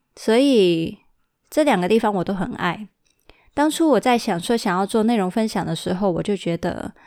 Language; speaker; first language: Chinese; early bilingual, heritage; Chinese